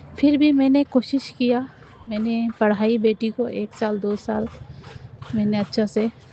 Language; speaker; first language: Hindi; non-native, local second language; Nepali